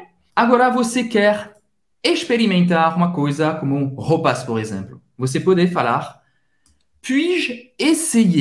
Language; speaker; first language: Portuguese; non-native, fluent; French